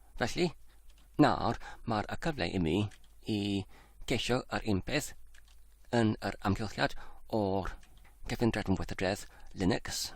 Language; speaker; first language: Welsh; non-native, learner; English